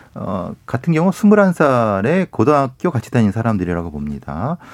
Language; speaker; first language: Korean; native; Korean